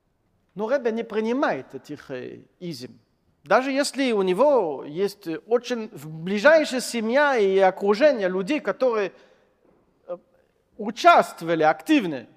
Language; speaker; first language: Russian; non-native, fluent; French